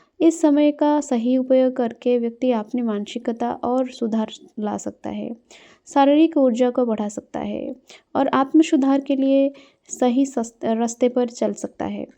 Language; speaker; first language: Hindi; non-native, local second language; Odia